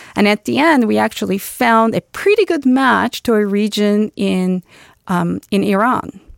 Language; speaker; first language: English; non-native, fluent; Turkish